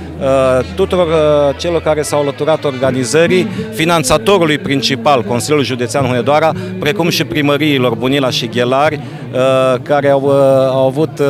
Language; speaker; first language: Romanian; native; Romanian